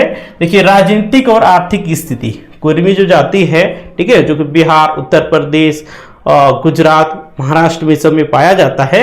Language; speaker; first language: Hindi; native; Hindi